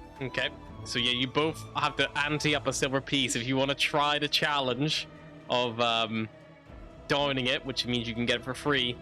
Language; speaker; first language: English; native; English